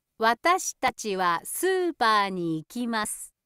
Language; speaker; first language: Japanese; native; Japanese